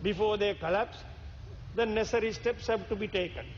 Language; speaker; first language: English; non-native, local second language; Sinhala